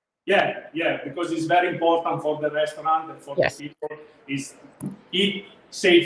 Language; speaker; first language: English; non-native, learner; Italian